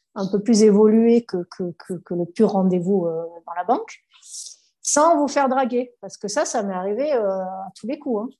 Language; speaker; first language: French; native; French